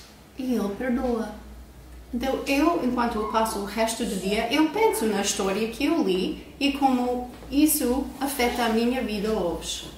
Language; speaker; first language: Portuguese; non-native, fluent; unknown